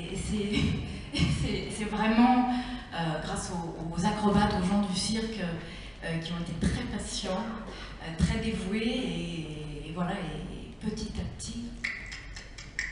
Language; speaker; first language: French; native; French